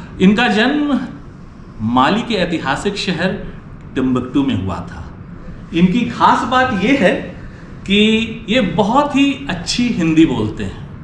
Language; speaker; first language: Hindi; native; Hindi